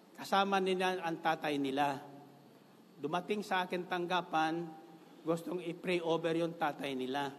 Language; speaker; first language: Filipino; non-native, local second language; Bikol